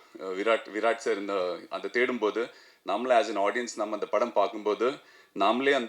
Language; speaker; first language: Tamil; non-native, fluent; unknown